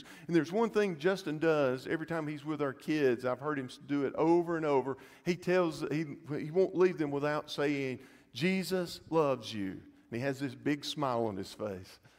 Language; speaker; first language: English; native; English